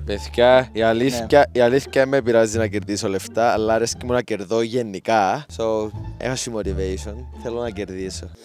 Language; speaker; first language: Greek; native; Greek